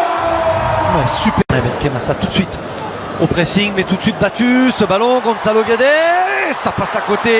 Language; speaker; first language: French; native; French